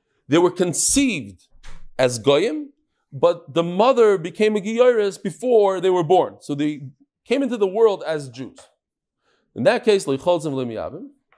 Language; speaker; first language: English; native; English